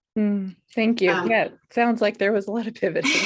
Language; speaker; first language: English; native; English